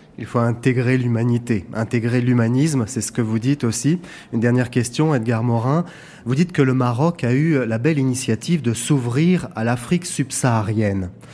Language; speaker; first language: French; native; French